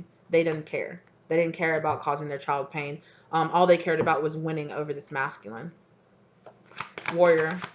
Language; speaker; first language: English; native; English